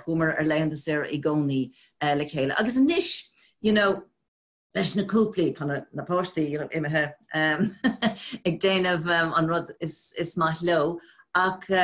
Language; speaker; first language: Irish; non-native, local second language; English